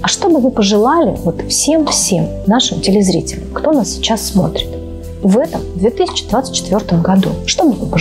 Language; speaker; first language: Russian; native; Russian